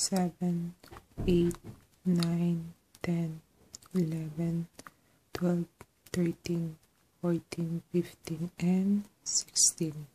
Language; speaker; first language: English; non-native, fluent; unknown